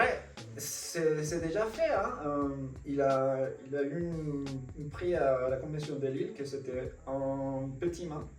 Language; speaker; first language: French; non-native, fluent; Spanish